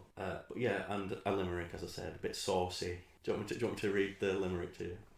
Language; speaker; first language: English; native; English